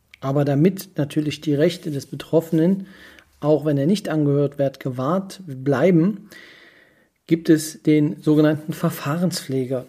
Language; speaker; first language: German; native; German